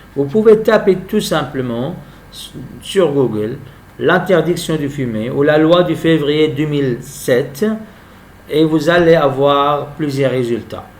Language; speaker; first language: French; non-native, local second language; Arabic